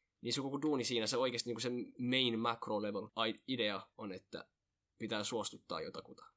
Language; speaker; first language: Finnish; early bilingual, other home language; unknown